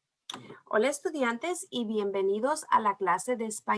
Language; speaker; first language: Spanish; early bilingual, heritage; Spanish